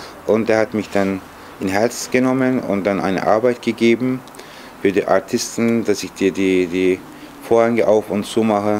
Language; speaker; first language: German; non-native, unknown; Turkish